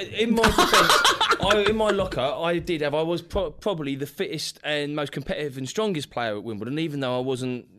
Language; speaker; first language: English; native; English